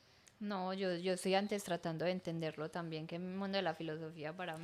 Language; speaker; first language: Spanish; native; Spanish